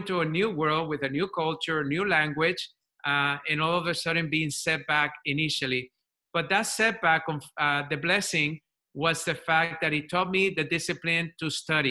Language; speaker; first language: English; non-native, fluent; Spanish